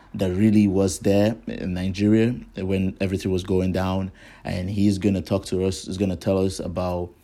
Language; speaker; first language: English; non-native, local second language; Igbo